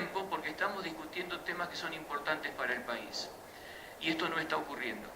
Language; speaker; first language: Spanish; native; Spanish